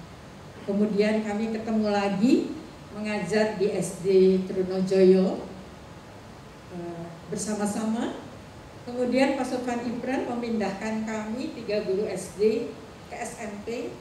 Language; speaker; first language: Indonesian; native; Indonesian